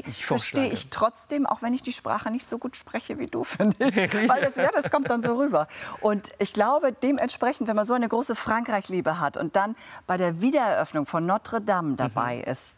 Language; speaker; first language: German; native; German